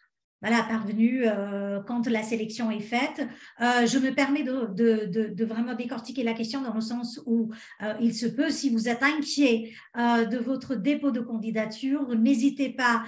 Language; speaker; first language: French; native; French